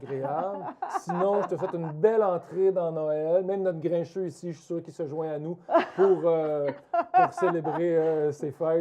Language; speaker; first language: French; native; French